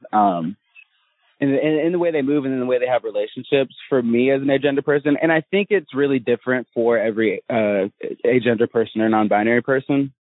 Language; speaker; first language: English; native; English